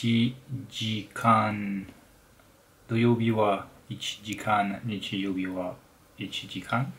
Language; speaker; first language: Japanese; non-native, learner; French